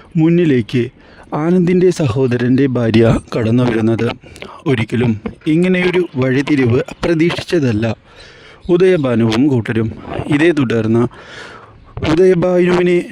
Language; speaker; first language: Malayalam; native; Malayalam